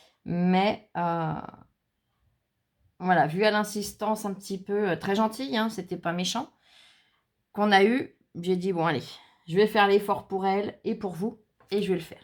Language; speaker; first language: French; native; French